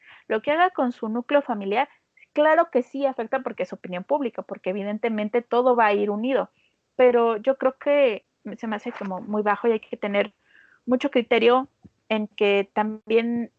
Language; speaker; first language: Spanish; native; Spanish